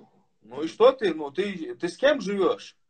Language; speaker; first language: Russian; non-native, fluent; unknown